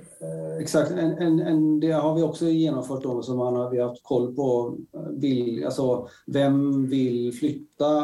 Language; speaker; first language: Swedish; native; Swedish